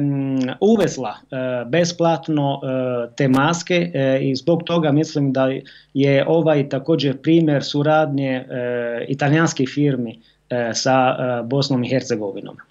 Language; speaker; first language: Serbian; non-native, fluent; Italian